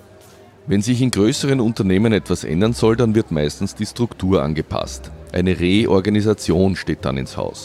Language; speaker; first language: German; native; German